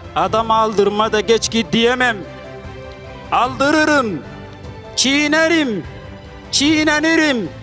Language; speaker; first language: Turkish; non-native, fluent; Arabic